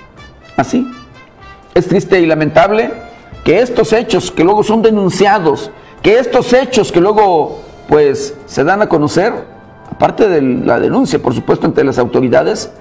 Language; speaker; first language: Spanish; native; Spanish